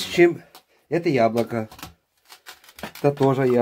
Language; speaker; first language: Russian; non-native, learner; Urdu